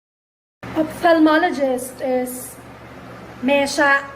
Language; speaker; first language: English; non-native, local second language; Filipino